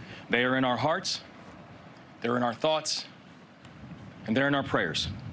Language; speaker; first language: English; native; English